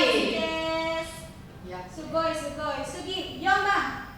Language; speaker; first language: Japanese; non-native, learner; Indonesian